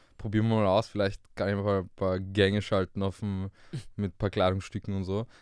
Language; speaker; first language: German; early bilingual, other home language; English